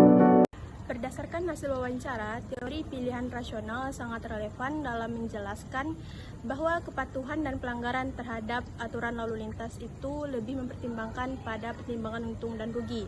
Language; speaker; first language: Indonesian; native; Indonesian